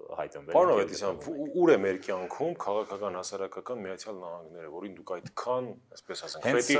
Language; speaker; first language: Armenian; native; Armenian